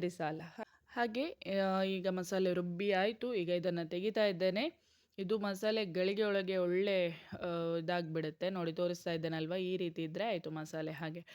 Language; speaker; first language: Kannada; non-native, local second language; Konkani